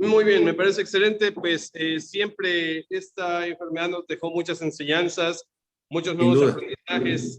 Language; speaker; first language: Spanish; native; Spanish